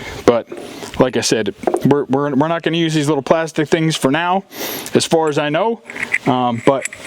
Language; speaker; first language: English; native; English